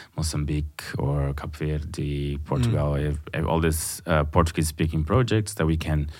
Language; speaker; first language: English; non-native, fluent; Portuguese